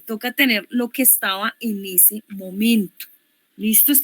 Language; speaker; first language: Spanish; native; Spanish